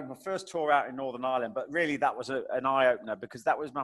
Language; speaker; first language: English; native; English